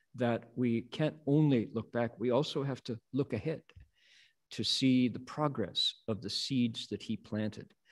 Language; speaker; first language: English; native; English